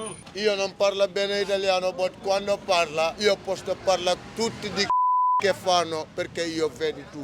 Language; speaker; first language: Italian; non-native, learner; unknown